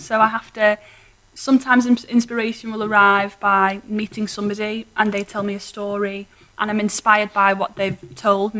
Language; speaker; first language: English; native; English